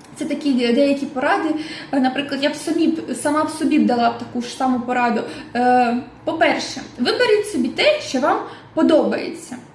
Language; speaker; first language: Ukrainian; non-native, local second language; Russian